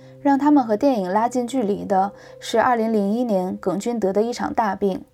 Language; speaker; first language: Chinese; native; Chinese